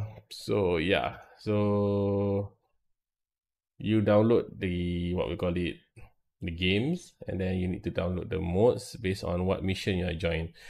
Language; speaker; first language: English; non-native, local second language; Malay